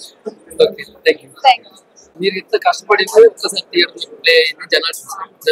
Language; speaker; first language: Telugu; native; Telugu